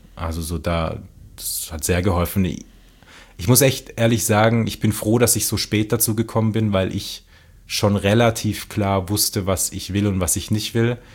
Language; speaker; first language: German; native; German